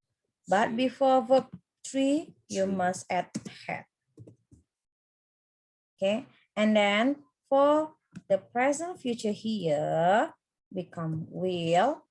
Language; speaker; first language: English; non-native, fluent; Indonesian